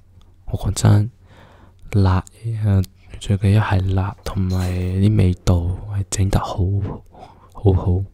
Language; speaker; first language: Cantonese; early bilingual, heritage; Cantonese